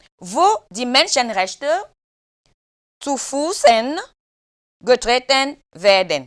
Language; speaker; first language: German; non-native, learner; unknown